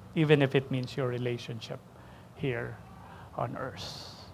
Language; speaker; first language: English; non-native, local second language; Filipino